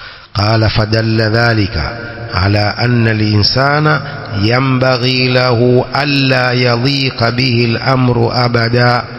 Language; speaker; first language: Arabic; non-native, fluent; Swahili